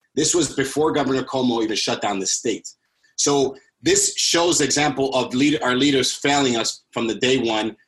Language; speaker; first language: English; early bilingual, other home language; Spanish